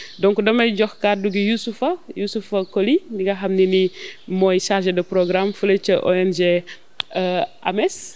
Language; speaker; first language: Wolof; native; Wolof